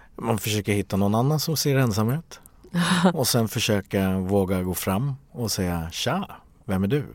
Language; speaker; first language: Swedish; early bilingual, other home language; Bangla